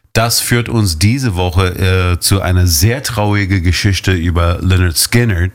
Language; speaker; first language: German; non-native, fluent; English